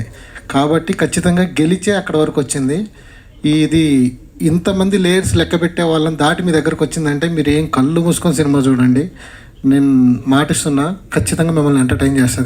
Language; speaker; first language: Telugu; native; Telugu